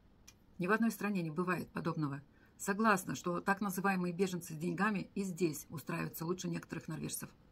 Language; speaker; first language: Russian; native; Russian